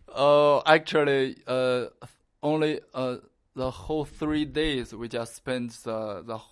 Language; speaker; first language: English; non-native, learner; Chinese